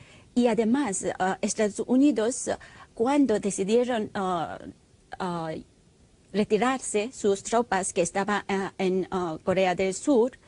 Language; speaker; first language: Spanish; non-native, fluent; Korean